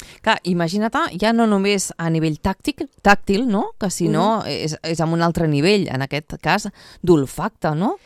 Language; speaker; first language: Catalan; native; Catalan